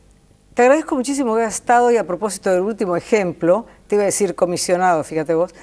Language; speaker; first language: Spanish; native; Spanish